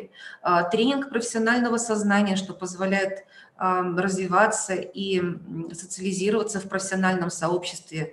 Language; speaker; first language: Russian; native; Russian